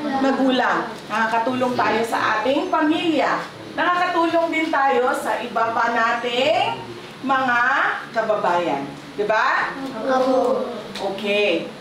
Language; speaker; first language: Filipino; non-native, local second language; Cebuano